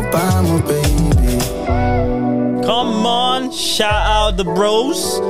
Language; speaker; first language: English; native; English